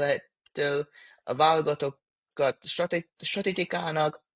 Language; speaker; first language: Hungarian; early bilingual, heritage; English